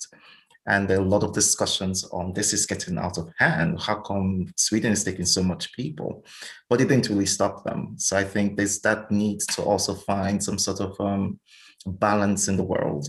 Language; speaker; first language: English; non-native, local second language; Igbo